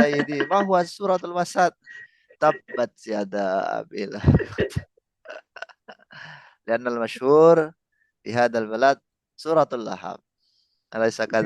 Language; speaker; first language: Arabic; non-native, fluent; Indonesian